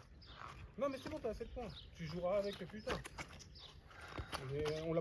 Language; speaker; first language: French; native; French